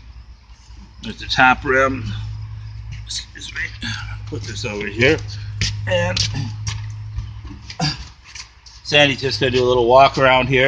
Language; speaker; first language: English; native; English